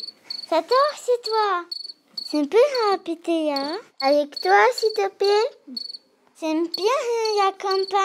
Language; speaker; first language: French; non-native, learner; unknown